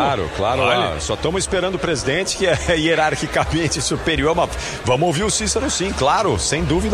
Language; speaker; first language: Portuguese; native; Portuguese